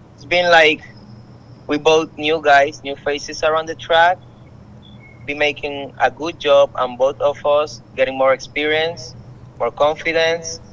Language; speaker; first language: English; non-native, learner; Spanish